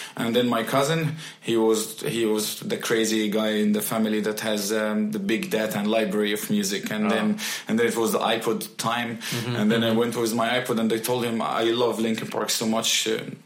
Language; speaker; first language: English; non-native, fluent; Arabic